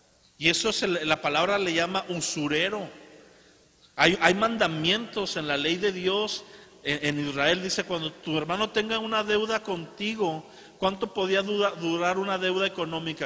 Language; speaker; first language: Spanish; native; Spanish